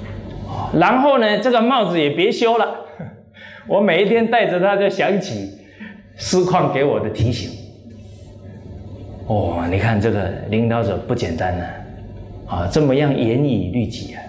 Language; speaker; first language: Chinese; native; Chinese